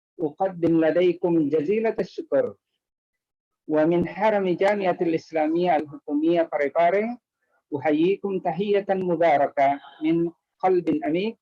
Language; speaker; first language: Arabic; non-native, fluent; Indonesian